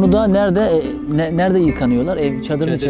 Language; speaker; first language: Turkish; native; Turkish